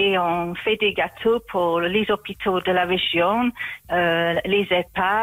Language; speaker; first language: French; non-native, fluent; English